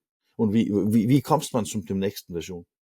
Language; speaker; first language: German; non-native, learner; Danish